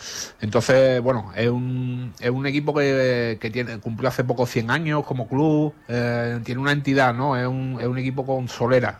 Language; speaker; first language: Spanish; native; Spanish